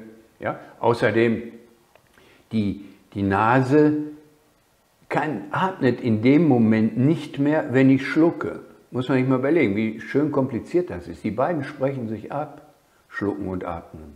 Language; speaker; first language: German; native; German